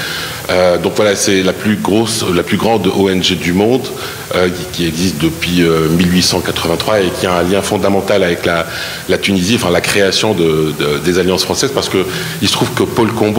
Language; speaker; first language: French; non-native, local second language; Arabic